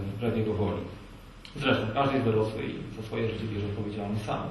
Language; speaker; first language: Polish; native; Polish